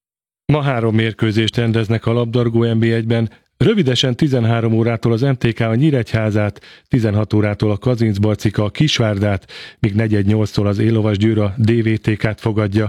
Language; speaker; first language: Hungarian; native; Hungarian